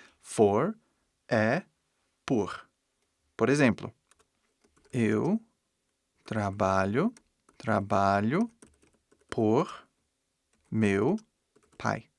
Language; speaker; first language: Portuguese; non-native, fluent; English